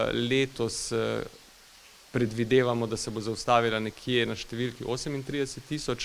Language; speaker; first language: Slovenian; native; Slovenian